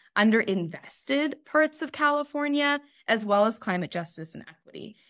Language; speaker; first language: English; native; English